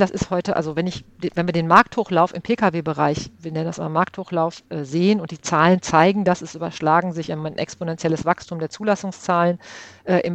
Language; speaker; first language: German; native; German